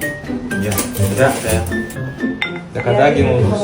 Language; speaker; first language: Indonesian; non-native, learner; Russian